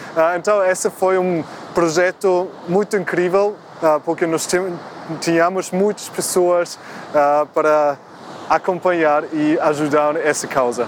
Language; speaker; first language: Portuguese; non-native, fluent; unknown